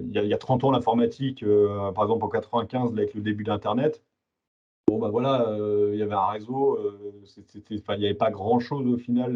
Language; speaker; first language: French; native; French